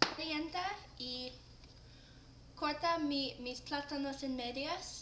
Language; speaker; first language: Spanish; non-native, learner; English